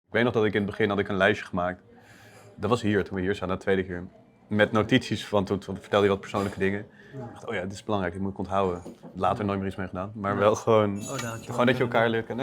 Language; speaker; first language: Dutch; native; Dutch